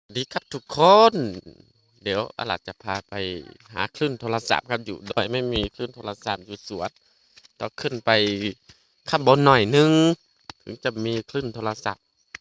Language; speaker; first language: Thai; native; Thai